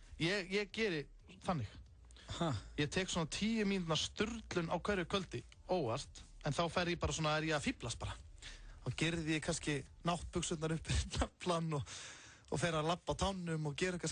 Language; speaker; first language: Icelandic; native; Icelandic